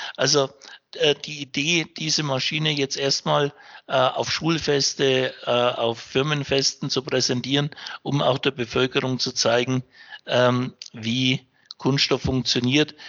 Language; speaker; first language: German; native; German